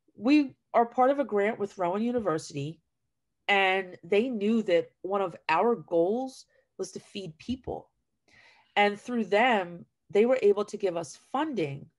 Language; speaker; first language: English; native; English